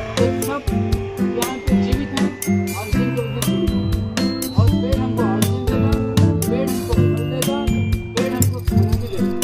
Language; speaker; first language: Hindi; non-native, local second language; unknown